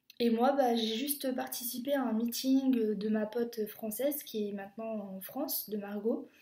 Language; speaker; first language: French; native; French